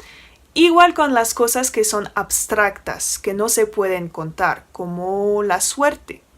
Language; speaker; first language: Spanish; non-native, fluent; French